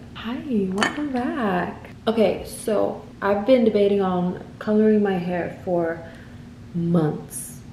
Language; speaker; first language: English; non-native, fluent; Swedish